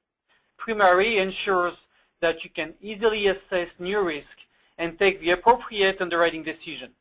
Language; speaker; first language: English; non-native, fluent; French